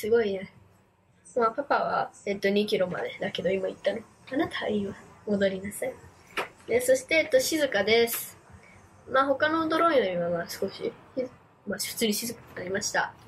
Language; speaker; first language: Japanese; early bilingual, heritage; Japanese